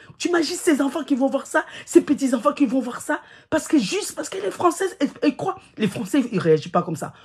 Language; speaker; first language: French; non-native, local second language; Ngazidja Comorian